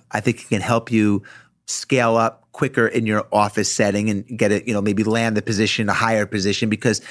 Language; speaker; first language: English; native; English